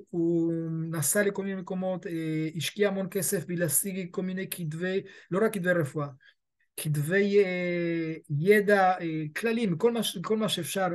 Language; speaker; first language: Hebrew; early bilingual, other home language; Spanish